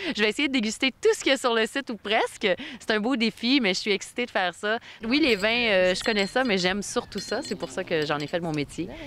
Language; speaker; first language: French; native; French